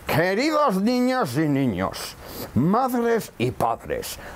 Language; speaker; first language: Spanish; non-native, local second language; Basque